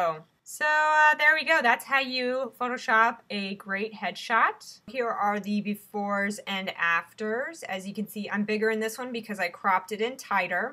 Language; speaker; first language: English; native; English